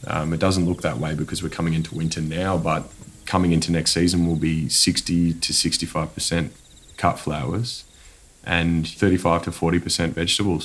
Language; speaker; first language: English; native; English